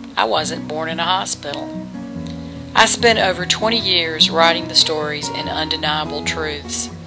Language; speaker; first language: English; native; English